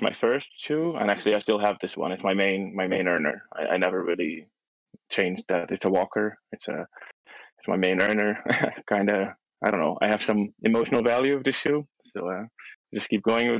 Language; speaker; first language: English; non-native, fluent; Dutch